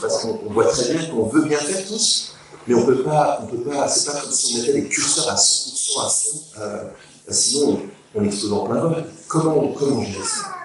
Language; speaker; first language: French; native; French